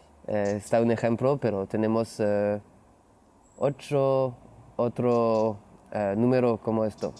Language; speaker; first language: Spanish; non-native, learner; French